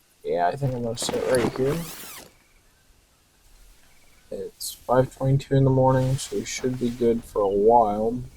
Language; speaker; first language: English; native; English